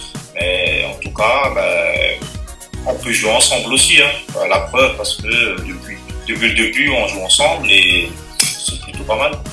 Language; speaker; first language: French; non-native, local second language; Malagasy